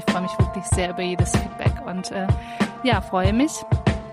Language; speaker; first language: German; native; German